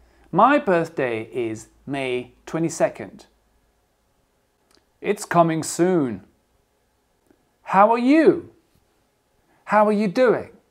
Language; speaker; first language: English; non-native, fluent; French